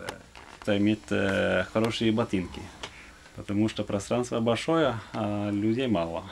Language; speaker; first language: Russian; non-native, fluent; Norwegian